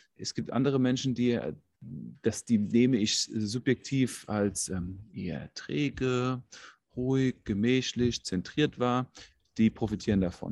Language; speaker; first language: German; native; German